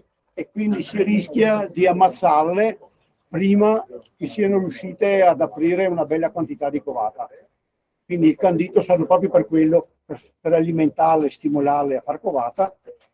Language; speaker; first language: Italian; native; Italian